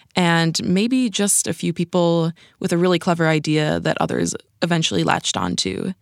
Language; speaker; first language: English; native; English